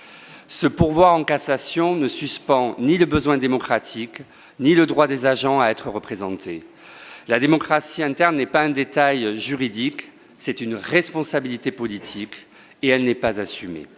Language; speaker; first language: French; native; French